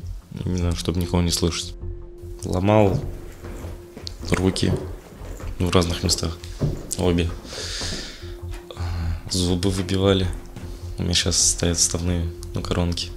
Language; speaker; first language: Russian; native; Russian